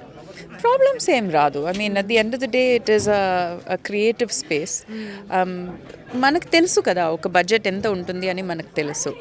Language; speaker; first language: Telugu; non-native, local second language; Malayalam